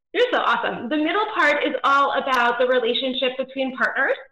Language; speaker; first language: English; native; English